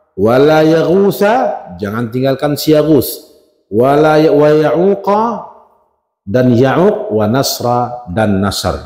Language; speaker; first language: Malay; non-native, local second language; Minangkabau